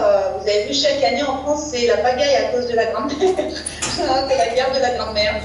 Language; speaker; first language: French; native; French